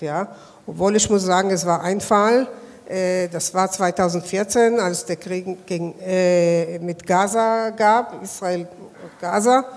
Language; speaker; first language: German; non-native, fluent; Hebrew